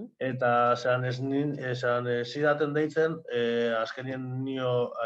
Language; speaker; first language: Basque; non-native, local second language; Spanish